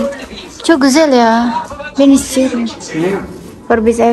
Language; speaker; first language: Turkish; non-native, learner; Indonesian